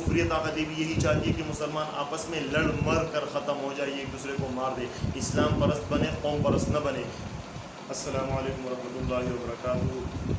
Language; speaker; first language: Urdu; non-native, local second language; Pashto